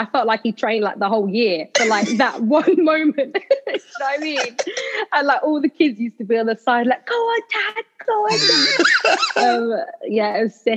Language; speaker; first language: English; native; English